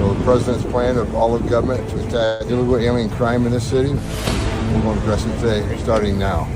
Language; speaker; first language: English; native; English